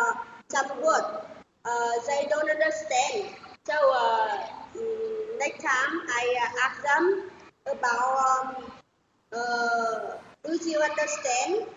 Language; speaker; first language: English; non-native, learner; Vietnamese